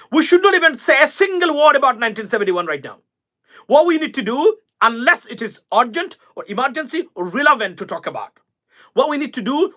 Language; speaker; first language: English; non-native, local second language; Bangla